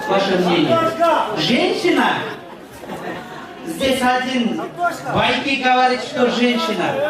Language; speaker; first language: Russian; non-native, local second language; Kyrgyz